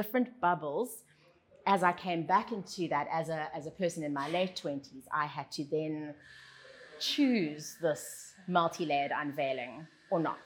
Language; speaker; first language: English; native; English